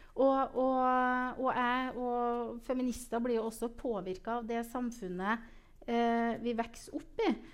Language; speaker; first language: Norwegian; native; Norwegian